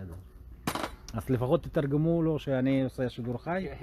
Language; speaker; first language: Hebrew; non-native, fluent; Russian